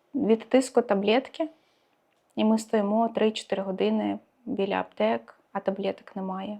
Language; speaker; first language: Ukrainian; native; Ukrainian